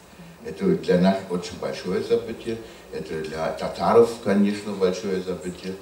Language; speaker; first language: Russian; non-native, fluent; German